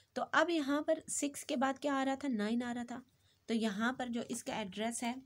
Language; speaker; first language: Urdu; native; Urdu